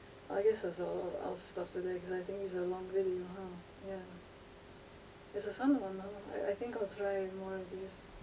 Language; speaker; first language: English; native; English